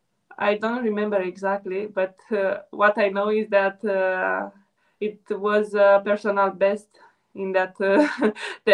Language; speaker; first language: English; non-native, fluent; Romanian